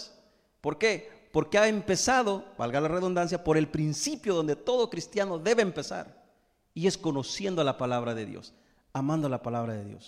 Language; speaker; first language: Spanish; native; Spanish